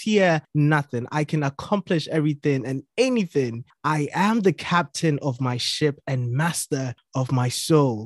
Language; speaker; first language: English; non-native, local second language; Akan